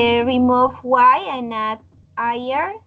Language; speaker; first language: English; non-native, learner; Spanish